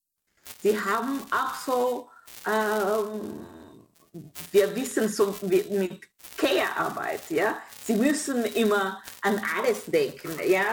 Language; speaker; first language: German; non-native, fluent; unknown